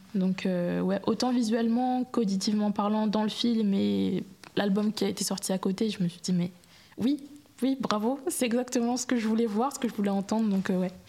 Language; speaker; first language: French; native; French